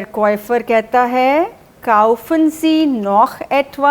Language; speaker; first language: German; non-native, fluent; Hindi